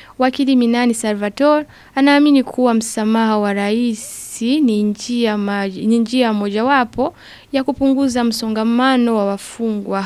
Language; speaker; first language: Swahili; non-native, local second language; Rundi